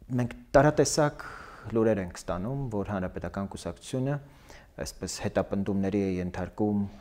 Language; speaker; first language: Armenian; native; Armenian